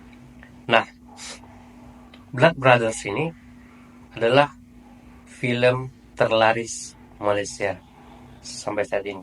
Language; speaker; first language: Indonesian; native; Indonesian